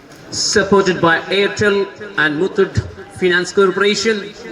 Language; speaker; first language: English; non-native, local second language; Malayalam